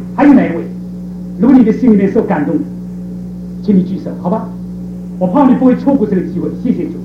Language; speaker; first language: Chinese; native; Chinese